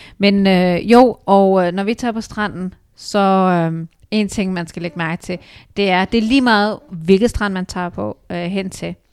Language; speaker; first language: Danish; early bilingual, other home language; Urdu